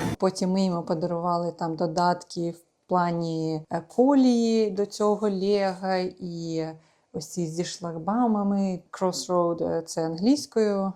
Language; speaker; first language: Ukrainian; non-native, local second language; Russian